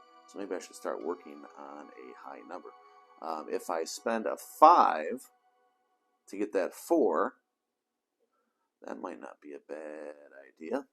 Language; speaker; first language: English; native; English